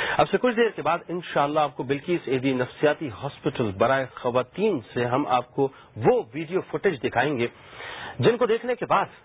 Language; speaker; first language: Urdu; native; Urdu